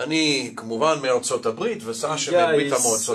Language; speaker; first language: Hebrew; non-native, fluent; English